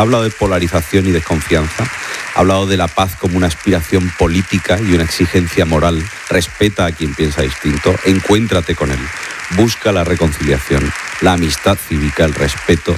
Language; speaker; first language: Spanish; native; Spanish